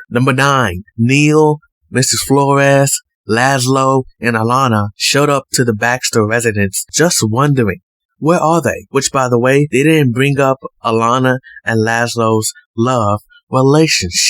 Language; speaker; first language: English; native; English